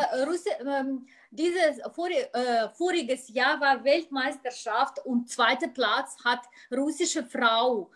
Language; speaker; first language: German; non-native, learner; Russian